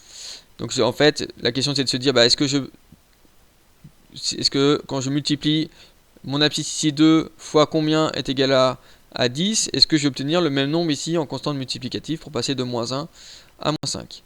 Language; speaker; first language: French; native; French